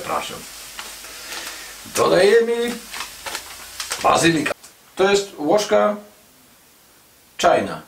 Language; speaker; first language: Polish; non-native, learner; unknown